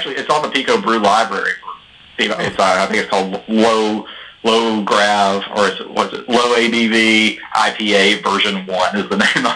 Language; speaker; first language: English; native; English